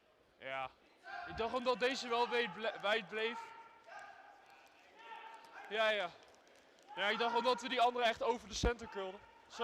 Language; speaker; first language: Dutch; native; Dutch